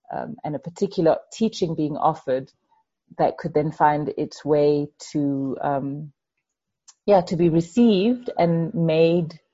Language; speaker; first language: English; non-native, fluent; Danish